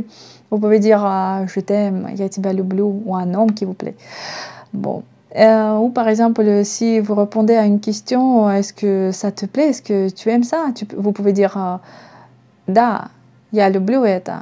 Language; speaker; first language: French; non-native, fluent; Russian